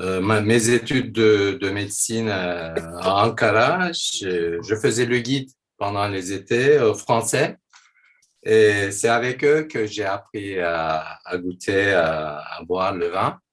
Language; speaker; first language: French; non-native, fluent; Turkish